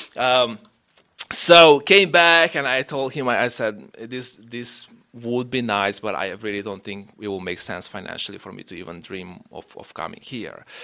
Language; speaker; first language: English; non-native, fluent; Romanian